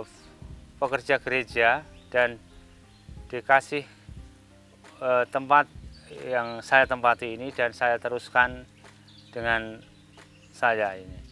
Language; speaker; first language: Indonesian; non-native, local second language; Javanese